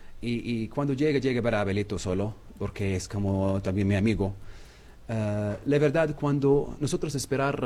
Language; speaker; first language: Spanish; non-native, learner; Arabic